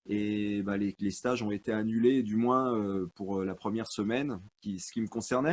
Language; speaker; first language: French; native; French